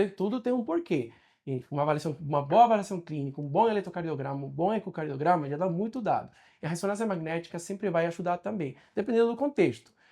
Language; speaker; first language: Portuguese; non-native, fluent; Spanish